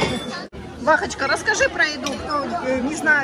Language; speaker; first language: Russian; native; Russian